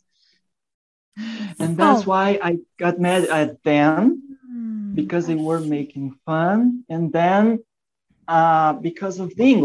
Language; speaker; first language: English; non-native, fluent; Portuguese